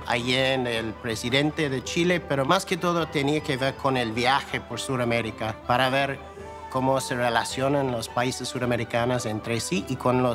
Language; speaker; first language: Spanish; non-native, fluent; English